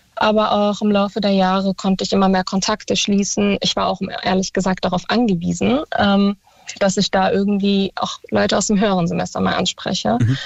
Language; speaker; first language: German; early bilingual, other home language; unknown